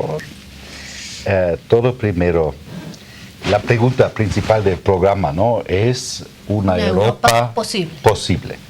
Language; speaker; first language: Spanish; non-native, fluent; German